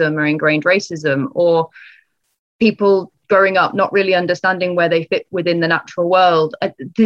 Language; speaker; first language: English; native; English